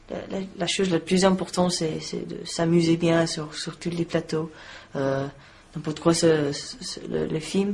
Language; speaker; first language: French; non-native, learner; English